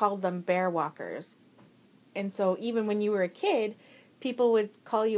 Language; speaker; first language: English; native; English